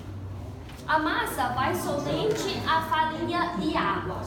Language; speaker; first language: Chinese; non-native, fluent; Portuguese